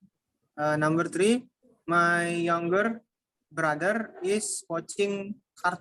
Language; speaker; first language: English; non-native, learner; Indonesian